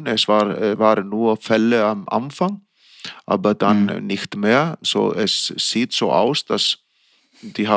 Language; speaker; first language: German; non-native, fluent; Icelandic